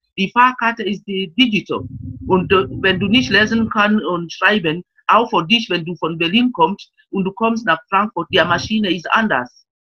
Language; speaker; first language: German; non-native, fluent; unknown